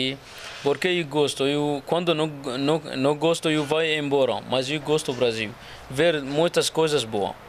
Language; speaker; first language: Portuguese; non-native, learner; Arabic